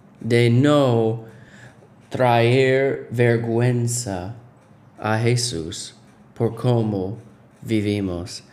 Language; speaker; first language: Spanish; non-native, fluent; English